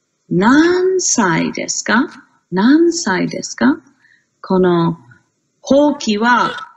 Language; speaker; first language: Japanese; non-native, fluent; English